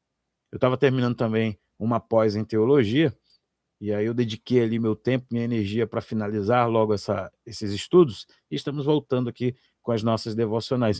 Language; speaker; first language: Portuguese; native; Portuguese